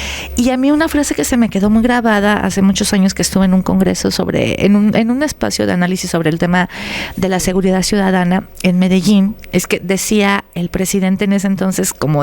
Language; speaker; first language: Spanish; native; Spanish